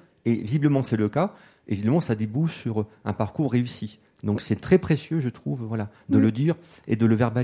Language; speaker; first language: French; native; French